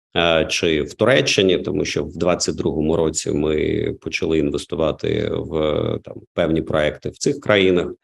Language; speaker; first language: Ukrainian; non-native, local second language; Russian